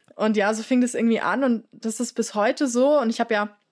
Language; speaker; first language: German; native; German